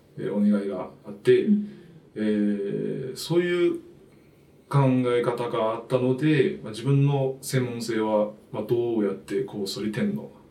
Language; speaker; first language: Japanese; non-native, fluent; Chinese